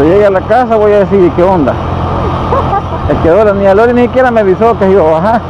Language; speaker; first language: Spanish; native; Spanish